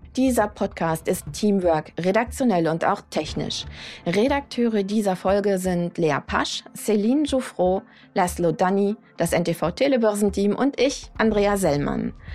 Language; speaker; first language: German; native; German